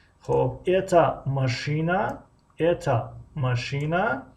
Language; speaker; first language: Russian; non-native, fluent; Tajik